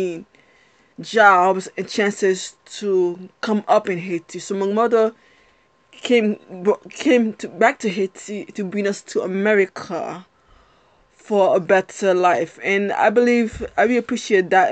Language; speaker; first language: English; early bilingual, other home language; Haitian Creole